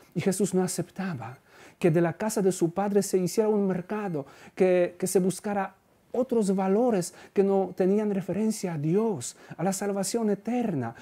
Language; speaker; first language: Spanish; non-native, fluent; Polish